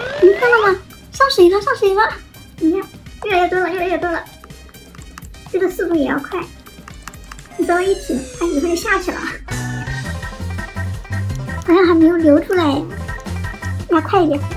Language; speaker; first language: Chinese; native; Chinese